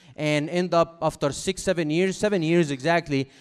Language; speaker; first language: English; non-native, fluent; Arabic